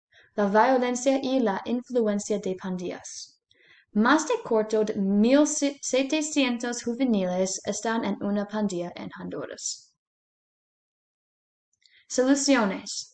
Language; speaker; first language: Spanish; non-native, learner; English